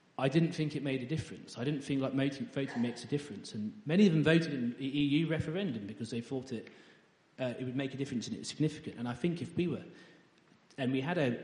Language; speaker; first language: English; native; English